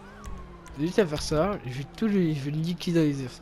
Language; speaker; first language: French; native; French